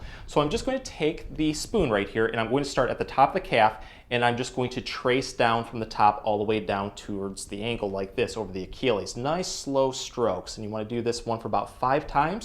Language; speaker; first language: English; native; English